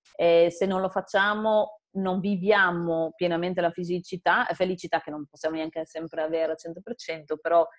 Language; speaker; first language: Italian; non-native, fluent; Dutch